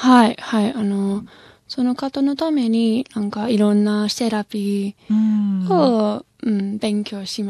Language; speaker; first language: Japanese; non-native, fluent; English